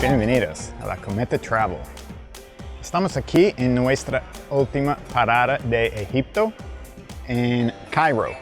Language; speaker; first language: Spanish; non-native, fluent; English